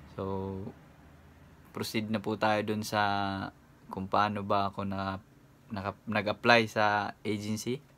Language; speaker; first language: Filipino; non-native, local second language; Cebuano